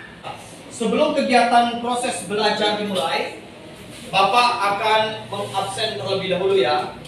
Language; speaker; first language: Indonesian; native; Indonesian